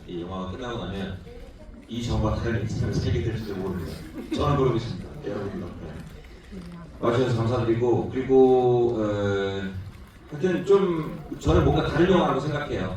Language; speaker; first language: Korean; native; Korean